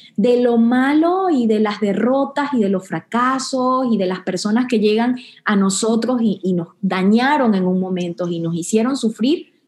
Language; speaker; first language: Spanish; native; Spanish